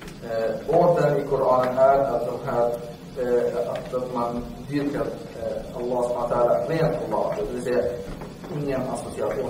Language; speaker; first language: Swedish; non-native, fluent; Arabic